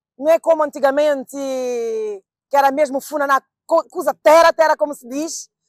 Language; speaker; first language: Portuguese; non-native, local second language; Kabuverdianu